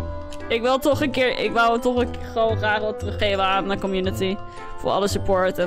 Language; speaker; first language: Dutch; native; Dutch